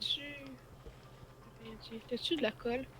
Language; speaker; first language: French; native; French